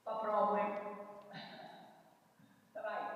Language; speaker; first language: Russian; non-native, fluent; Italian